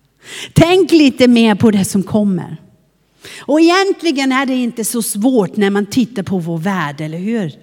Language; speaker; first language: Swedish; non-native, fluent; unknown